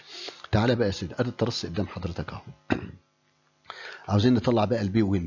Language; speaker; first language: Arabic; native; Arabic